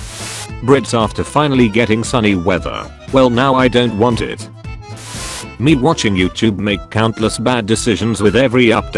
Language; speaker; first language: English; native; English